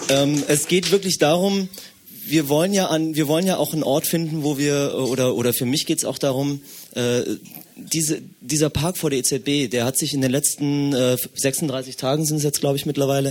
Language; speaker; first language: German; native; German